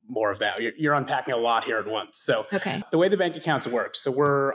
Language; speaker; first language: English; native; English